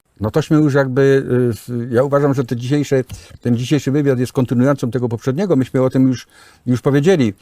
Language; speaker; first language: Polish; native; Polish